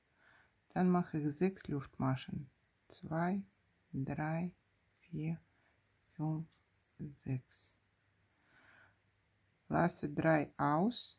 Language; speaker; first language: German; non-native, fluent; Russian